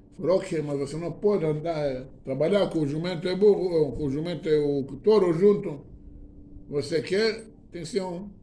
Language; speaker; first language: Portuguese; non-native, fluent; Hebrew